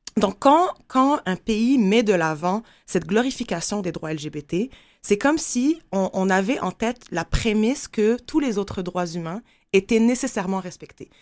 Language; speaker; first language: French; non-native, local second language; Arabic